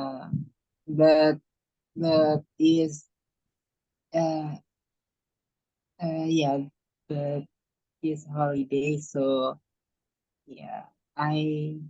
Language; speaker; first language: English; non-native, learner; Indonesian